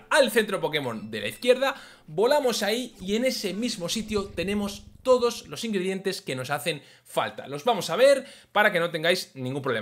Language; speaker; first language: Spanish; native; Spanish